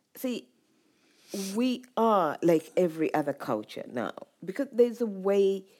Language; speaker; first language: English; non-native, local second language; Ganda